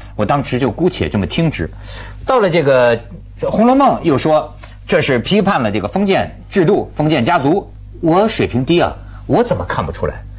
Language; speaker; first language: Chinese; native; Chinese